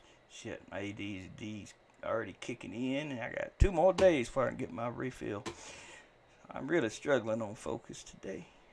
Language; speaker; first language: English; native; English